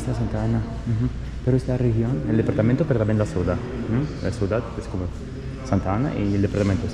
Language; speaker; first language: Spanish; non-native, fluent; German